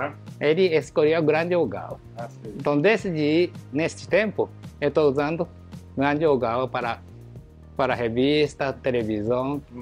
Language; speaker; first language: Portuguese; non-native, learner; Japanese